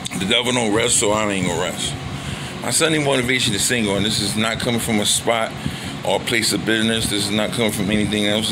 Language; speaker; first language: English; native; English